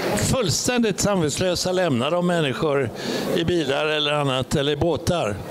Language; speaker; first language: Swedish; native; Swedish